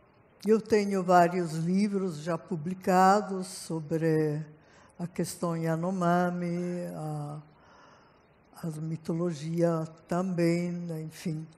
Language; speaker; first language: Portuguese; non-native, fluent; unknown